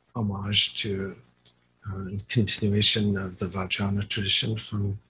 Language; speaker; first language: English; native; English